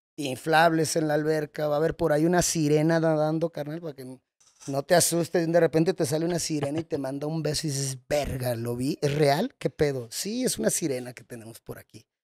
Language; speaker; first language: Spanish; native; Spanish